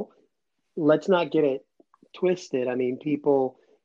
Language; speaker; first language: English; native; English